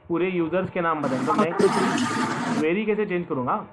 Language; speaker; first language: Hindi; non-native, local second language; Marathi